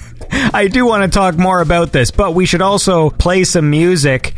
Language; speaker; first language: English; native; English